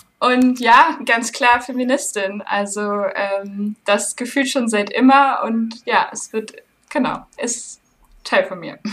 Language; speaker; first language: German; early bilingual, heritage; German